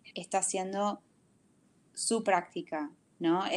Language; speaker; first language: Spanish; non-native, fluent; English